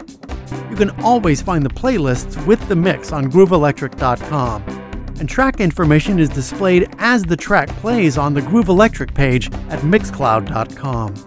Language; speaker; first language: English; native; English